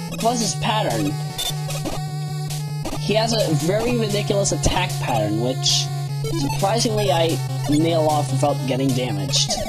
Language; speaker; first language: English; native; English